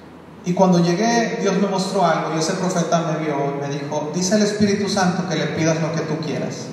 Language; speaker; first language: Spanish; native; Spanish